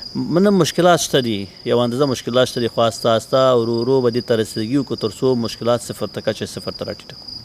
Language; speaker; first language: Pashto; non-native, local second language; Persian